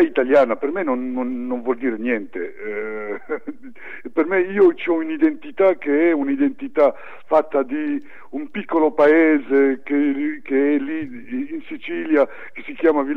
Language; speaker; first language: Italian; early bilingual, heritage; French